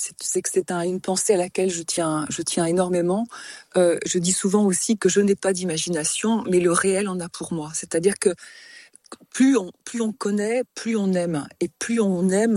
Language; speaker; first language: French; native; French